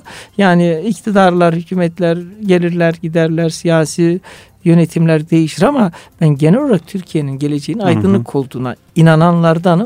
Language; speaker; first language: Turkish; native; Turkish